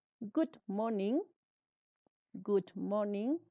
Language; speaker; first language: English; non-native, learner; Spanish